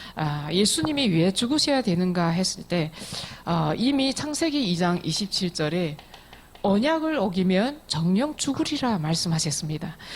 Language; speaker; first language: Korean; native; Korean